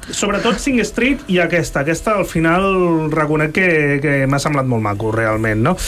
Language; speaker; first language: Catalan; native; Catalan